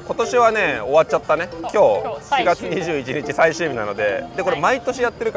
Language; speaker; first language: Japanese; native; Japanese